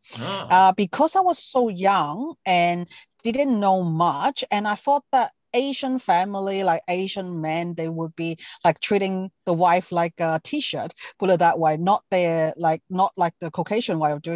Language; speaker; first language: English; non-native, local second language; Cantonese